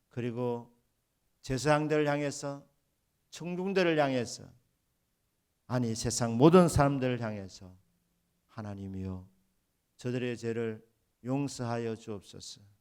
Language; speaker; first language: Korean; native; Korean